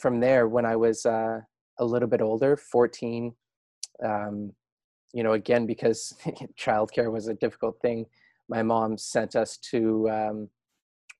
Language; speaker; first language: English; native; English